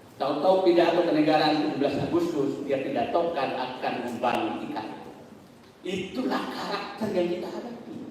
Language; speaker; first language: Indonesian; non-native, local second language; Buginese